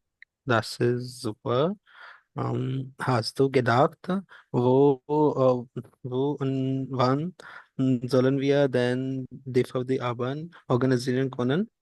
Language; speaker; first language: German; non-native, learner; Urdu